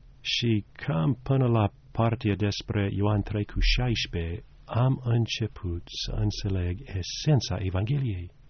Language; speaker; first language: Romanian; non-native, fluent; English